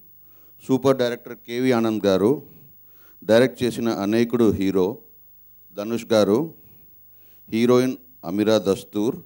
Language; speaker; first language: Telugu; native; Telugu